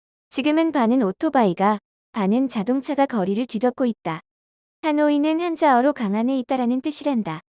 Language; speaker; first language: Korean; native; Korean